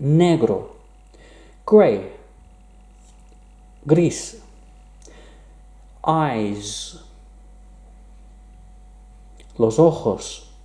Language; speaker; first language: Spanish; non-native, fluent; English